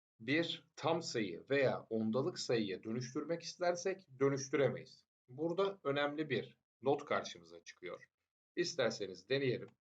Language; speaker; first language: Turkish; native; Turkish